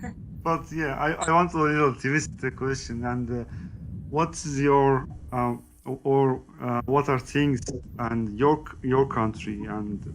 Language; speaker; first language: English; non-native, learner; Turkish